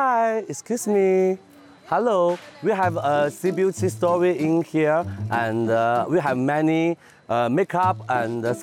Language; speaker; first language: English; non-native, learner; Chinese